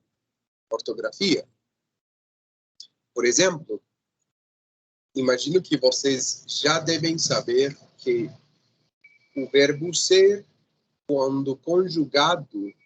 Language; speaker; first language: Portuguese; non-native, fluent; Spanish